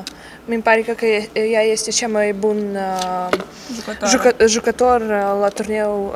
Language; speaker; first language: Romanian; non-native, local second language; Russian